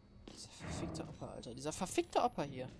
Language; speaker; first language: German; native; German